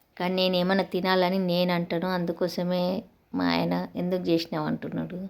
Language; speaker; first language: Telugu; non-native, local second language; Marathi